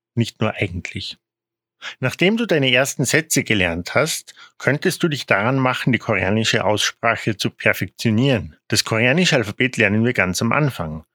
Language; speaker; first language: German; native; German